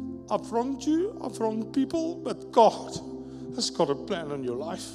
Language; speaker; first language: English; non-native, local second language; Afrikaans